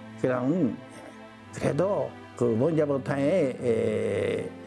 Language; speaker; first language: Korean; early bilingual, heritage; Korean